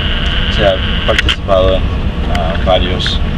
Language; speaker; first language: Spanish; early bilingual, heritage; Spanish